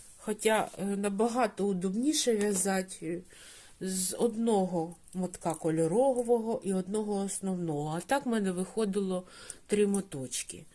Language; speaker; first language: Ukrainian; non-native, local second language; Russian